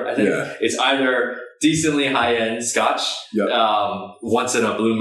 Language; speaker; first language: English; native; English